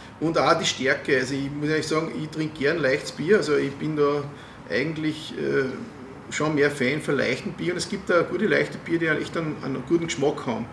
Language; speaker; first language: German; native; German